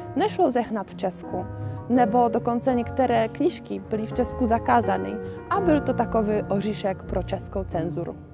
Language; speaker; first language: Czech; non-native, fluent; Polish